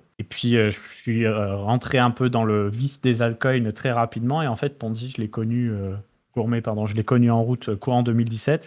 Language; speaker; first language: French; native; French